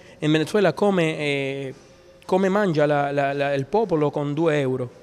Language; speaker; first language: Italian; non-native, learner; Spanish